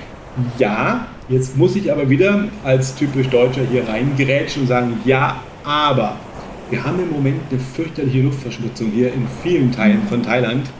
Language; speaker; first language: German; native; German